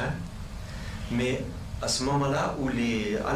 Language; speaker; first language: French; non-native, local second language; German